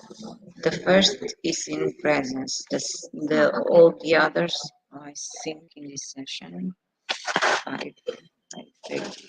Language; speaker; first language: English; non-native, fluent; Portuguese